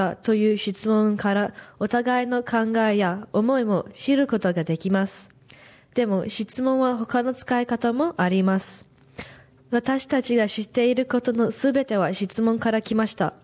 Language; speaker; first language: Japanese; non-native, learner; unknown